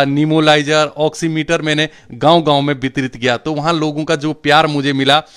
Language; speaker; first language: Hindi; non-native, local second language; Garhwali